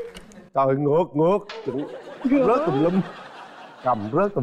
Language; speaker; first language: Vietnamese; native; Vietnamese